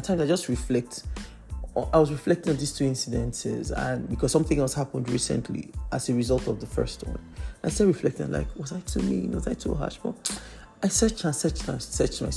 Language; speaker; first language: English; non-native, local second language; Yoruba